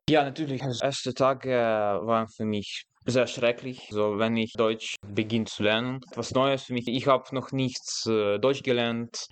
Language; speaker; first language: German; non-native, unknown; Russian